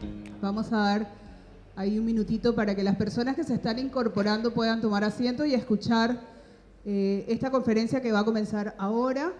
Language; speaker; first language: Spanish; native; Spanish